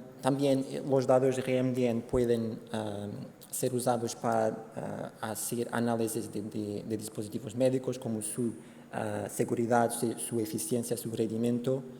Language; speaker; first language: Spanish; non-native, fluent; Portuguese